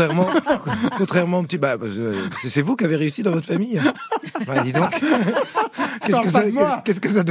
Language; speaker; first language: French; native; French